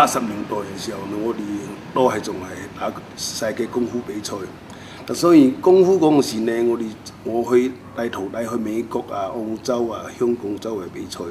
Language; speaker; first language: Cantonese; non-native, local second language; Min Nan Chinese